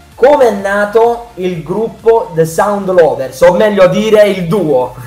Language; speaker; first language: Italian; native; Italian